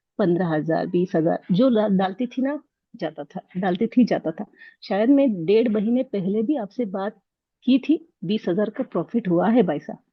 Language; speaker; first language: Hindi; non-native, local second language; Kannada